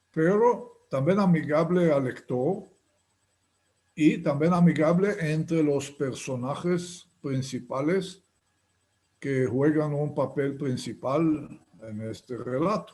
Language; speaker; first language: Spanish; non-native, fluent; Hebrew